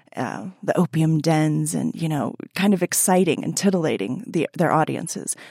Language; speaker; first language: English; native; English